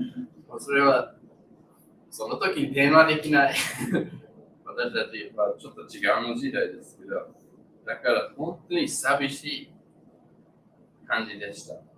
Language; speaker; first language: Japanese; non-native, learner; English